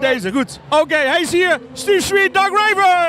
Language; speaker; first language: Dutch; native; Dutch